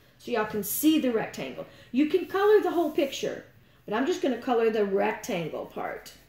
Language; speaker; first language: English; native; English